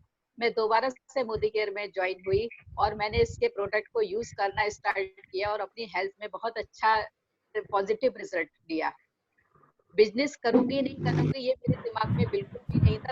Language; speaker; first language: Hindi; native; Hindi